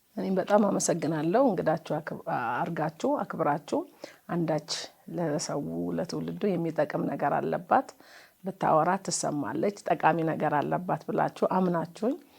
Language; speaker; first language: Amharic; native; Amharic